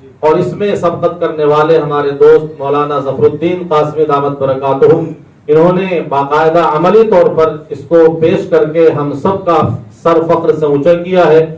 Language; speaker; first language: Urdu; native; Urdu